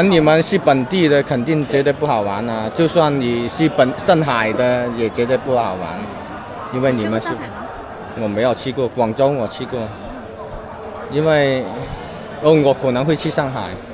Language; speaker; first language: Chinese; non-native, fluent; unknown